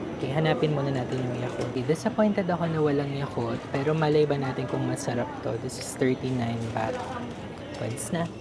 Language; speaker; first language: Filipino; native; Filipino